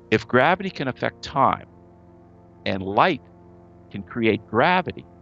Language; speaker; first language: English; native; English